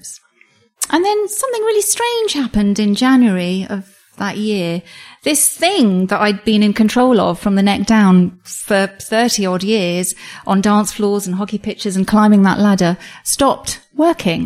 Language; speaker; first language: English; native; English